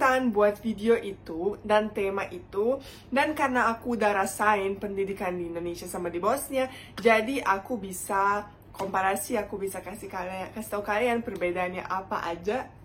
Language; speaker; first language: Indonesian; non-native, fluent; Bosnian